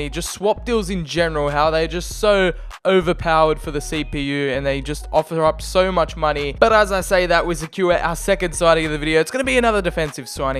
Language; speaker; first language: English; native; English